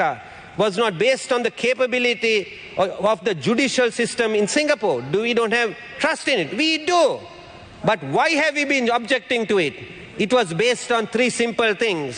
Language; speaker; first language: English; non-native, local second language; Sinhala